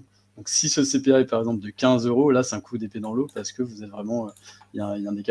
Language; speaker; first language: French; native; French